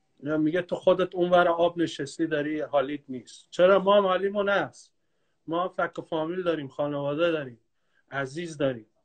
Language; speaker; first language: Persian; non-native, local second language; Kurdish